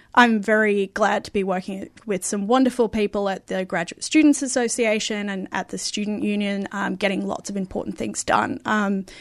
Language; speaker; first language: English; native; English